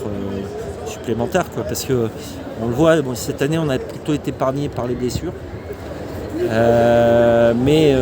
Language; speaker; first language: French; native; French